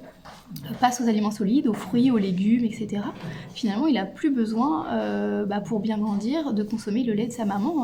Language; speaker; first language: French; native; French